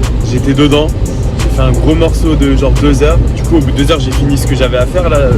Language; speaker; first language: French; native; French